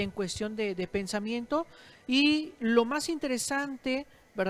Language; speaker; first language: Spanish; native; Spanish